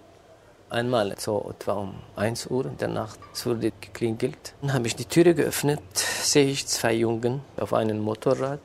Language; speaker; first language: German; non-native, fluent; Kurdish